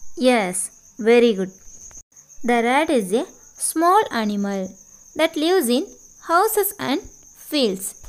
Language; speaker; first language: English; non-native, local second language; Tamil